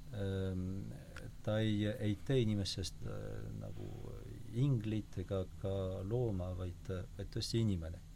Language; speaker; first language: Estonian; non-native, fluent; French